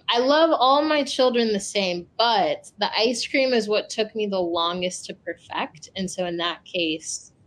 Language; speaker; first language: English; native; English